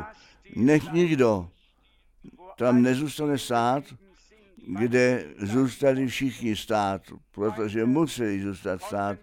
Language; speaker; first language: Czech; non-native, fluent; German